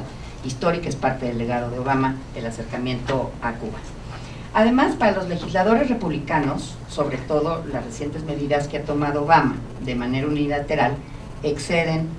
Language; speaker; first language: Spanish; native; Spanish